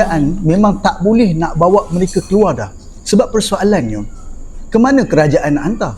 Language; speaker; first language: Malay; native; Malay